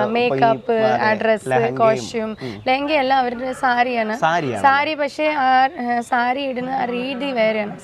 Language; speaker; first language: Malayalam; non-native, fluent; Bangla